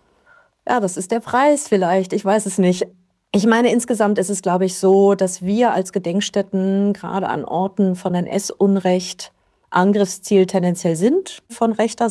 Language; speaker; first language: German; native; German